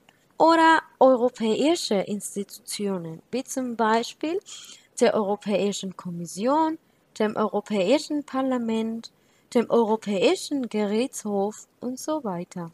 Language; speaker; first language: German; non-native, learner; Spanish